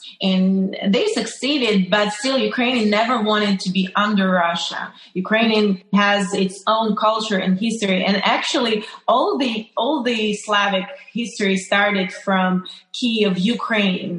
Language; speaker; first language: English; non-native, fluent; Ukrainian